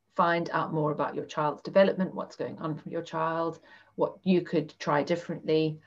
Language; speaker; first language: English; native; English